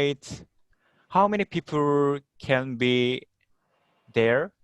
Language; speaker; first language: English; non-native, learner; Korean